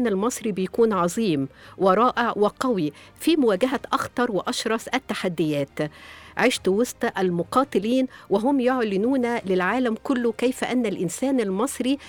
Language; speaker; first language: Arabic; native; Arabic